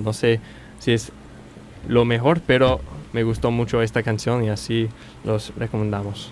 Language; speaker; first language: Spanish; non-native, learner; English